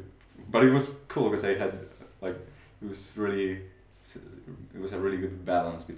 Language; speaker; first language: English; non-native, fluent; Spanish